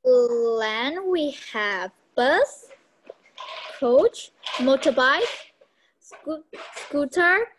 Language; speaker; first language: English; non-native, learner; Vietnamese